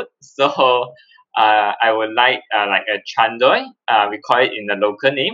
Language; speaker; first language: English; non-native, local second language; Cantonese